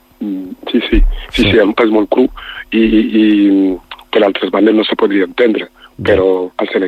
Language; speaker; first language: Catalan; non-native, fluent; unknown